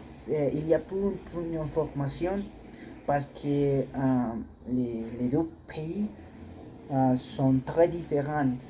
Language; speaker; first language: French; non-native, learner; Spanish